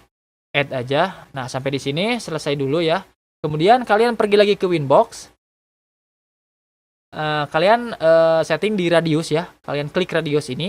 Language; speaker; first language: Indonesian; native; Indonesian